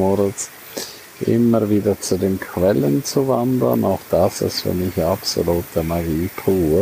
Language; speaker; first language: German; native; German